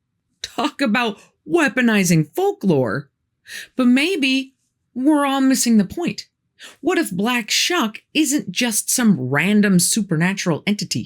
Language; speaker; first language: English; native; English